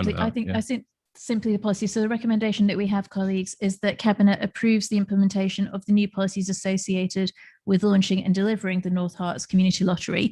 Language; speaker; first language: English; native; English